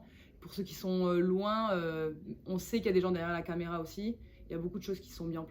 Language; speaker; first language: French; native; French